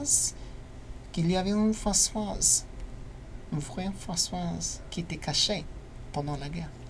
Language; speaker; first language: French; non-native, learner; English